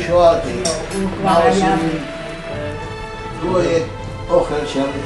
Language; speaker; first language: Hebrew; non-native, learner; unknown